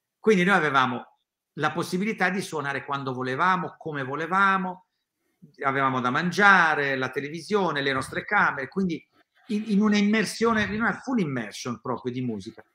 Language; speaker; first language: Italian; native; Italian